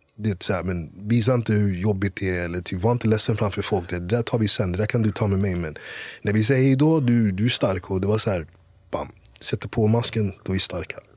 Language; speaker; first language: Swedish; early bilingual, other home language; English